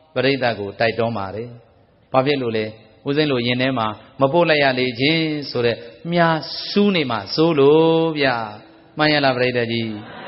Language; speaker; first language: Burmese; native; Burmese